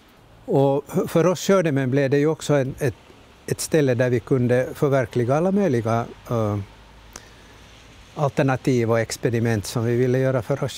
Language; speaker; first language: Swedish; native; Swedish